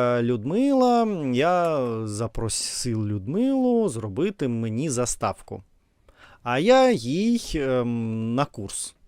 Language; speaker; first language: Ukrainian; non-native, learner; Russian